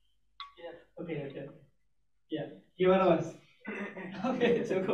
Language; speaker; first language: Indonesian; native; Indonesian